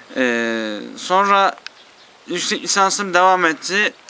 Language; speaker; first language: Turkish; native; Turkish